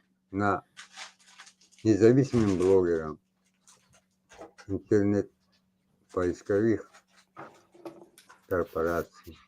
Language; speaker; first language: Russian; non-native, local second language; Tajik